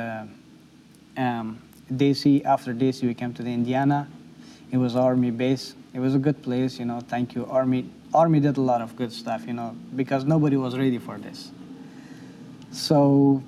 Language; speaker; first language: English; non-native, learner; Persian